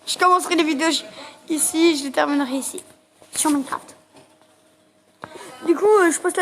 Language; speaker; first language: French; native; French